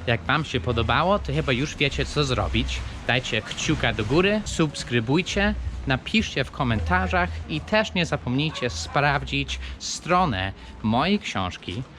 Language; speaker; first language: Polish; non-native, fluent; English